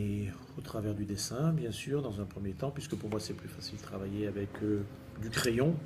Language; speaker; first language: French; native; French